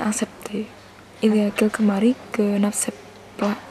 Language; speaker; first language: French; non-native, learner; Indonesian